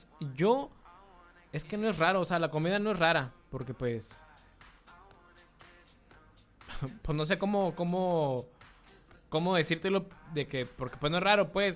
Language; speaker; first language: Spanish; native; Spanish